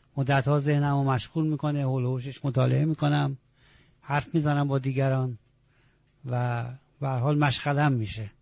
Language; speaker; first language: Persian; non-native, local second language; Azerbaijani